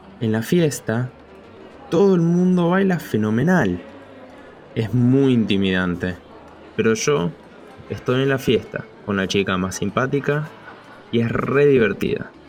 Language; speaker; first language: Spanish; early bilingual, heritage; Spanish